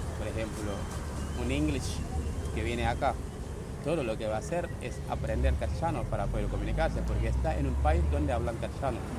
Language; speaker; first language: Spanish; non-native, fluent; Wolof